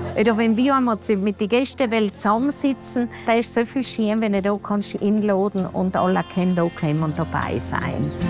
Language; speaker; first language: German; native; German